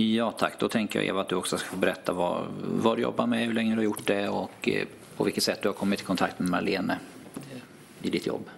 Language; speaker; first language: Swedish; native; Swedish